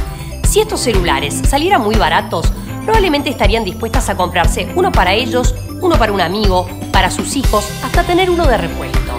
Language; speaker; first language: Spanish; native; Spanish